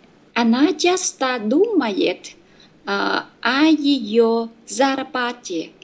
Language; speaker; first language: Russian; non-native, learner; Vietnamese